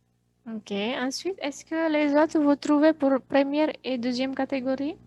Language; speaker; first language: French; non-native, fluent; Indonesian